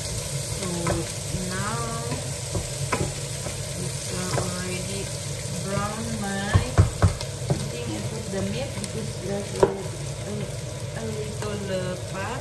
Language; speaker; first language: English; non-native, learner; Filipino